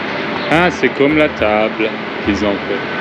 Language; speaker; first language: French; non-native, fluent; Turkish